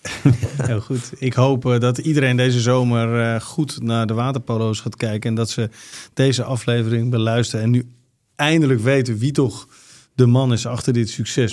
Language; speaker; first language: Dutch; native; Dutch